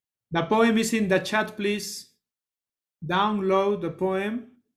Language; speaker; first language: English; non-native, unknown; Spanish